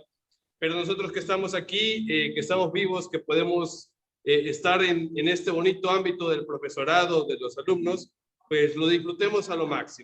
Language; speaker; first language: Spanish; native; Spanish